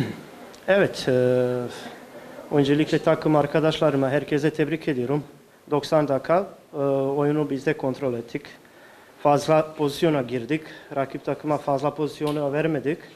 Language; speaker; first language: Turkish; non-native, fluent; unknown